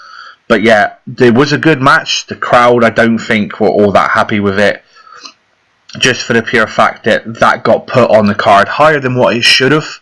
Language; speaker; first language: English; native; English